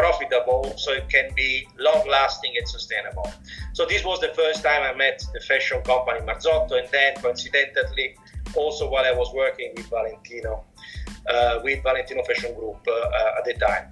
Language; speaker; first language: English; non-native, fluent; Italian